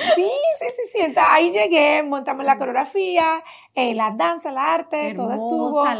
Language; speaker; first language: Spanish; native; Spanish